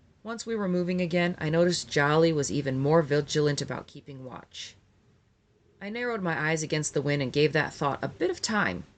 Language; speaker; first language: English; native; English